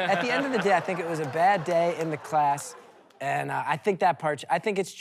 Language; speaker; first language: English; native; English